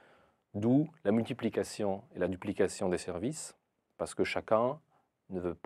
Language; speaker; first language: French; non-native, fluent; Italian